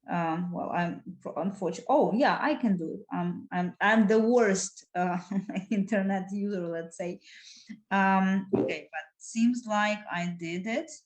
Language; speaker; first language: English; non-native, fluent; Ukrainian